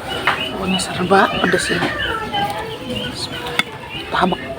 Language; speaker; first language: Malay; non-native, local second language; Sundanese